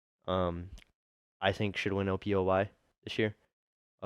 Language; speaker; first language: English; native; English